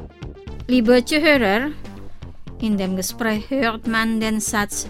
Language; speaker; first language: German; non-native, fluent; Indonesian